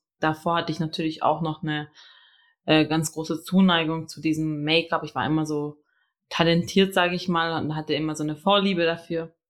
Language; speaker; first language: German; early bilingual, other home language; Albanian